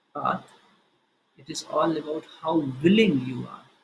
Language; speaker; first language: English; non-native, local second language; Hindi